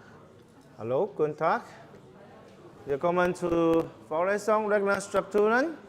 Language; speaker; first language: German; non-native, learner; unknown